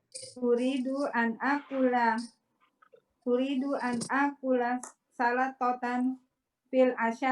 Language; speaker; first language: Arabic; non-native, learner; Indonesian